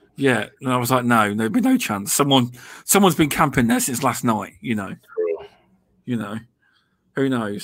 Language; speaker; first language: English; native; English